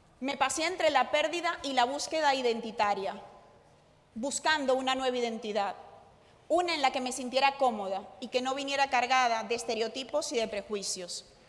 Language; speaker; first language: Spanish; native; Spanish